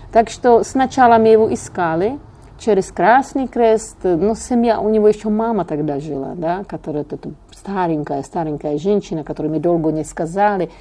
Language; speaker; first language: Russian; non-native, fluent; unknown